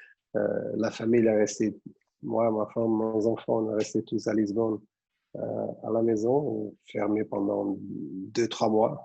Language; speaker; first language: French; non-native, fluent; Portuguese